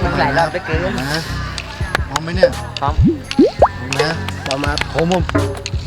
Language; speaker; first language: Thai; native; Thai